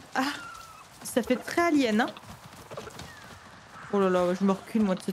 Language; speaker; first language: French; native; French